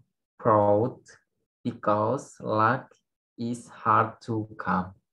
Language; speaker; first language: English; non-native, learner; Indonesian